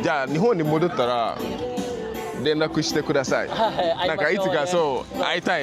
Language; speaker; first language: Japanese; non-native, learner; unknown